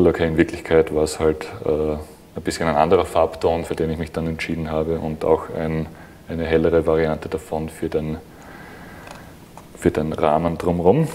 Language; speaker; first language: German; native; German